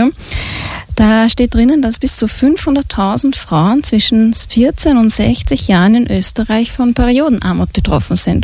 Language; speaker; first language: German; native; German